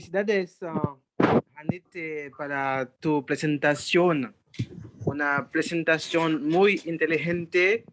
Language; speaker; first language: Spanish; non-native, fluent; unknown